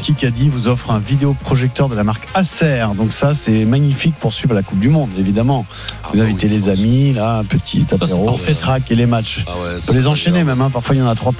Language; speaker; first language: French; native; French